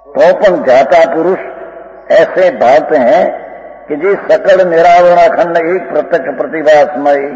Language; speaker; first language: Hindi; non-native, local second language; Gujarati